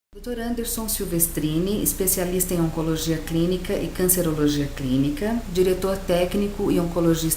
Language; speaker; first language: Portuguese; native; Portuguese